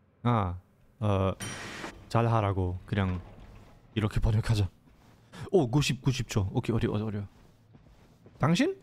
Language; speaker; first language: Korean; non-native, fluent; German